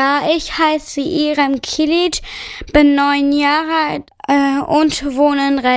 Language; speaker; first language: German; early bilingual, other home language; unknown